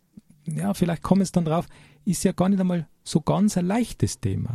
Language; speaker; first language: German; native; German